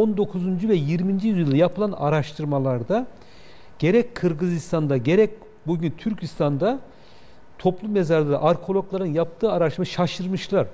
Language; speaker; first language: Turkish; native; Turkish